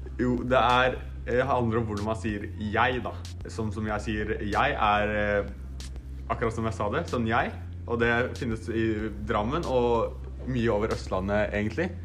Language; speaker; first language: Norwegian; native; Norwegian